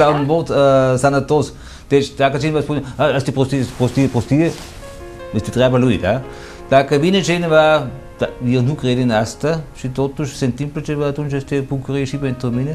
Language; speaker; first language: Romanian; non-native, fluent; German